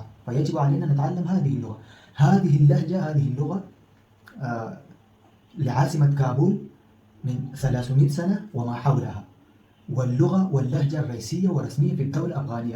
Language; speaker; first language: Arabic; non-native, fluent; Pashto